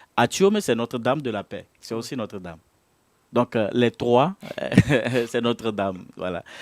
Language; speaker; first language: French; non-native, local second language; Ewe